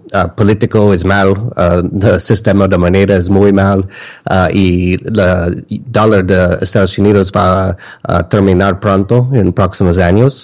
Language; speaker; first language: Spanish; non-native, learner; English